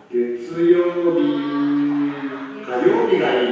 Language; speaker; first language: Japanese; non-native, learner; Indonesian